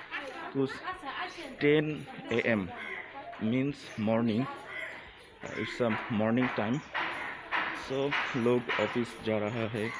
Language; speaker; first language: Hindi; non-native, learner; Bangla